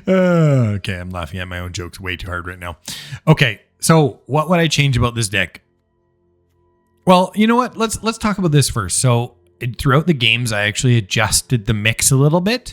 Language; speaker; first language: English; native; English